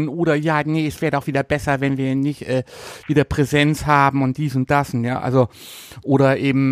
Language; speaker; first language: German; native; German